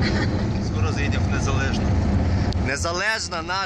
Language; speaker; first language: Russian; native; Russian